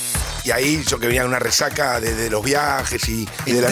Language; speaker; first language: Spanish; native; Spanish